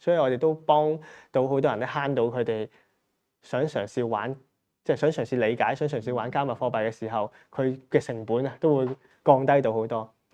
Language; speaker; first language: Cantonese; native; Cantonese